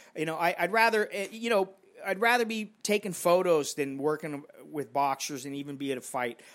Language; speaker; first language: English; native; English